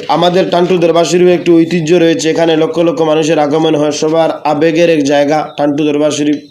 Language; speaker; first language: Bangla; non-native, local second language; Sylheti